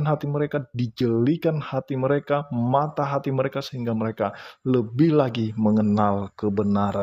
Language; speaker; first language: Indonesian; native; Indonesian